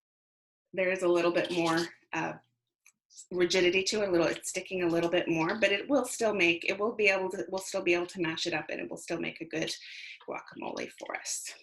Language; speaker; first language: English; native; English